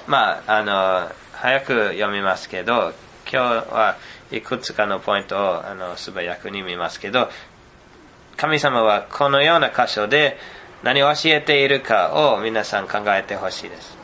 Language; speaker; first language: Japanese; non-native, fluent; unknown